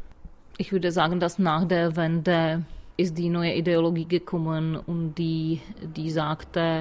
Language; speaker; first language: German; non-native, fluent; Czech